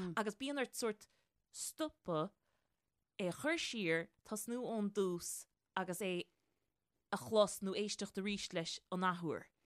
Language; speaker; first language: Irish; native; Irish